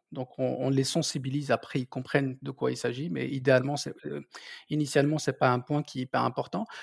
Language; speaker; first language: French; non-native, local second language; Berber languages